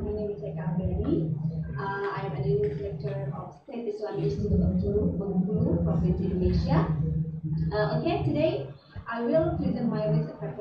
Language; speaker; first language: English; non-native, learner; Indonesian